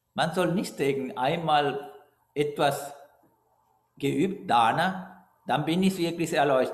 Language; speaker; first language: German; non-native, fluent; Sinhala